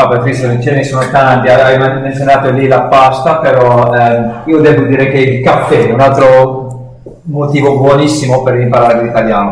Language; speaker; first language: Italian; non-native, fluent; English